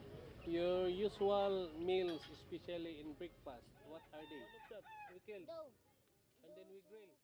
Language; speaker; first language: English; non-native, local second language; Cebuano